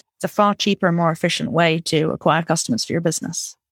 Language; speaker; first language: English; native; English